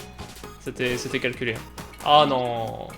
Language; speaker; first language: French; native; French